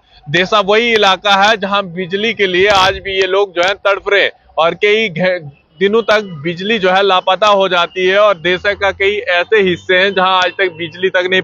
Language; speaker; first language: Hindi; native; Hindi